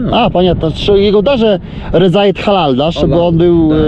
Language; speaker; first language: Russian; non-native, learner; Polish